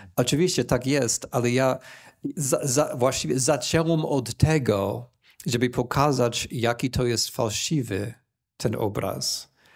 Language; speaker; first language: Polish; non-native, fluent; English